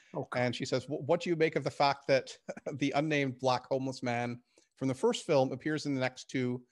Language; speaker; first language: English; native; English